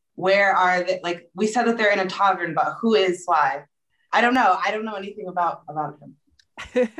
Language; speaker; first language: English; native; English